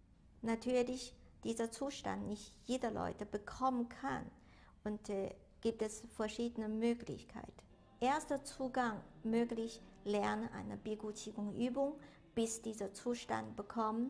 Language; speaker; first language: German; non-native, learner; Chinese